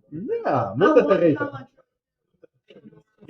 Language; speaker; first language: German; non-native, fluent; English